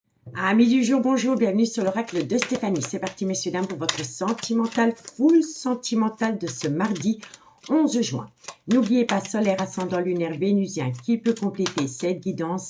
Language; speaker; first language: French; native; French